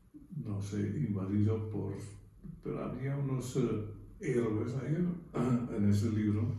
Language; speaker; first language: Spanish; non-native, fluent; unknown